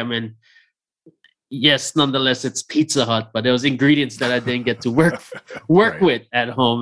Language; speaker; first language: English; native; English